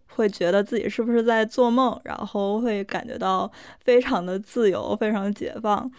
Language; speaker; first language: Chinese; non-native, local second language; Korean